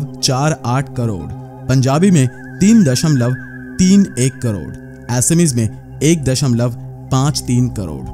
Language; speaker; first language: Hindi; non-native, local second language; Bangla